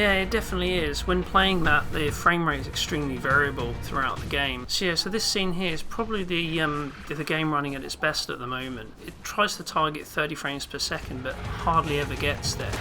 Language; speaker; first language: English; native; English